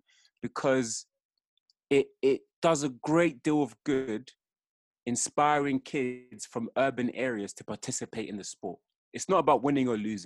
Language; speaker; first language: English; native; English